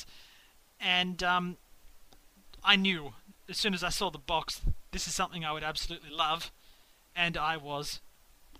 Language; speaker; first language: English; native; English